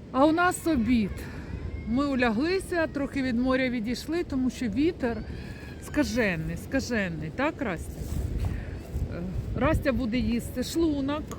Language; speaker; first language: Ukrainian; native; Ukrainian